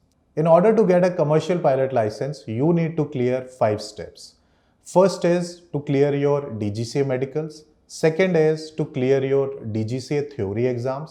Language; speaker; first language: English; non-native, local second language; Hindi